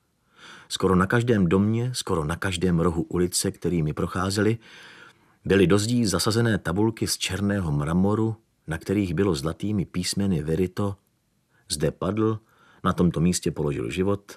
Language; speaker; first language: Czech; native; Czech